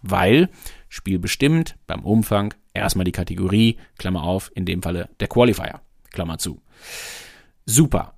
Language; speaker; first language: German; native; German